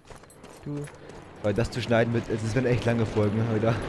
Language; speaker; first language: German; native; German